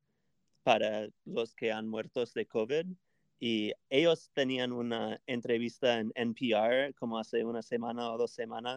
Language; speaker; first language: Spanish; non-native, fluent; English